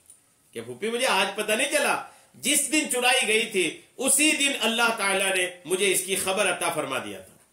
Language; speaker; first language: Urdu; native; Urdu